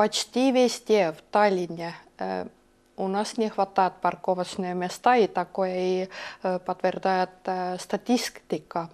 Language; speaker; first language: Russian; non-native, local second language; Estonian